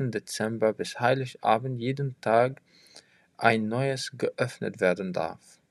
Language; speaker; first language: German; non-native, fluent; French